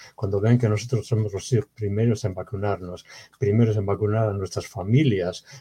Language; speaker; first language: Spanish; native; Spanish